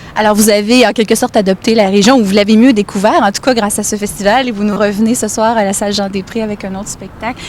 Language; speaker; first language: French; native; French